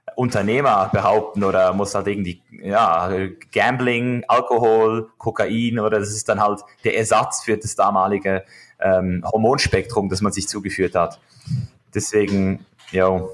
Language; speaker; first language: German; native; German